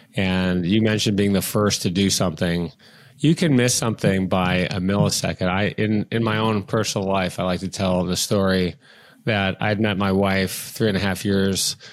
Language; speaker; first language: English; native; English